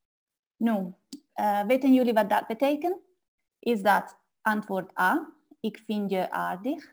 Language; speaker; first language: Dutch; non-native, learner; English